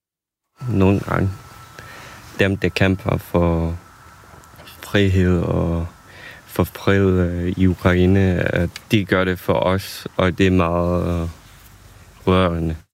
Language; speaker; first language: Danish; non-native, fluent; Ukrainian